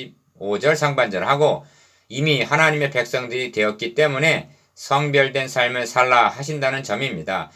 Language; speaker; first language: Korean; native; Korean